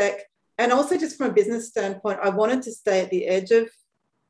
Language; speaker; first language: English; native; English